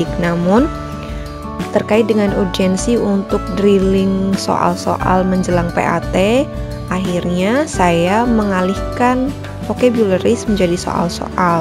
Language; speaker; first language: Indonesian; native; Indonesian